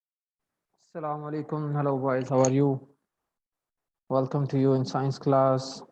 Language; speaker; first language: English; non-native, learner; Arabic